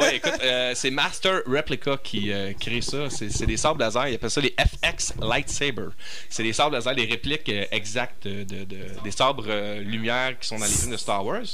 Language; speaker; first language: French; native; French